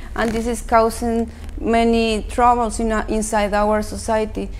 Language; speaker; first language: English; non-native, fluent; Spanish